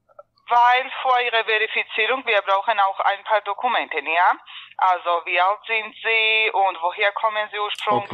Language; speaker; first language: German; non-native, learner; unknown